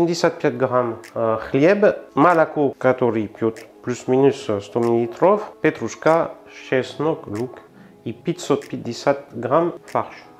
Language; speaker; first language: Russian; non-native, learner; French